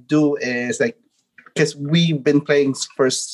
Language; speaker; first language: English; non-native, local second language; Filipino